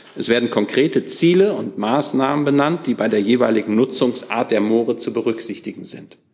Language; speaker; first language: German; native; German